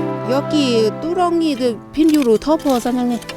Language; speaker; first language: Korean; non-native, learner; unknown